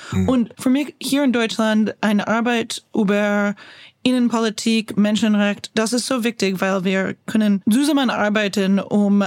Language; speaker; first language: German; non-native, learner; English